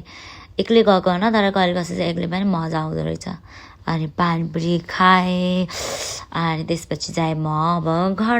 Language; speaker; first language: Nepali; native; Nepali